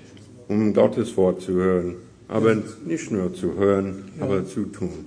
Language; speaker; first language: German; non-native, learner; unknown